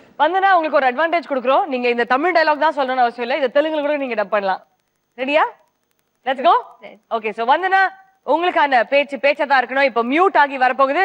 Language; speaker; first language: Tamil; native; Tamil